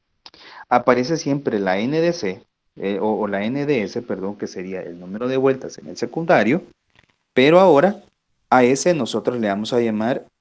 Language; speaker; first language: Spanish; native; Spanish